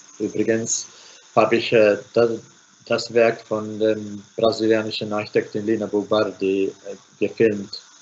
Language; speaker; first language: German; non-native, fluent; Finnish